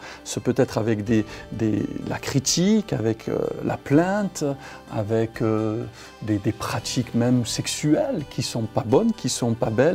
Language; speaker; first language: French; native; French